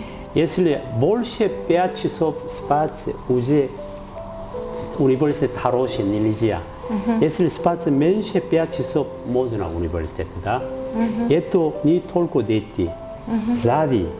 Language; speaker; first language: Russian; non-native, learner; Korean